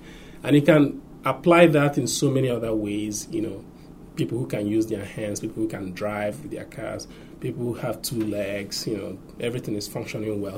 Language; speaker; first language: English; non-native, local second language; Igbo